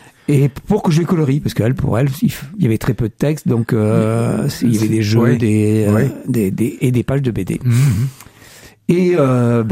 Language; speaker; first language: French; native; French